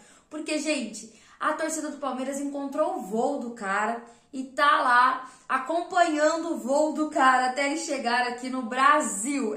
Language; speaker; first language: Portuguese; native; Portuguese